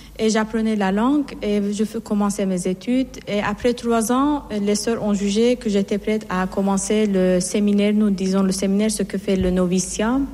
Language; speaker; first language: French; non-native, fluent; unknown